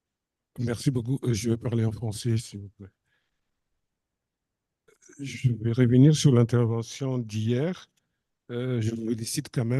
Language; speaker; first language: French; non-native, local second language; Malagasy